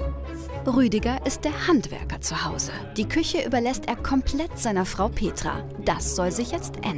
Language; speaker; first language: German; native; German